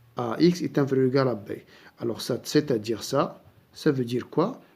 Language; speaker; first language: French; non-native, local second language; Arabic